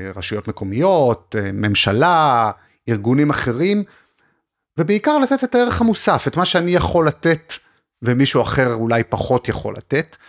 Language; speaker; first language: Hebrew; native; Hebrew